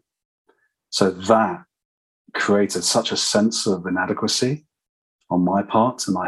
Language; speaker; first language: English; native; English